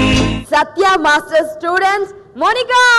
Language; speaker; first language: Telugu; native; Telugu